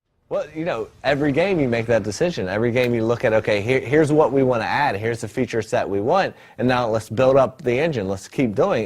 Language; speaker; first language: English; native; English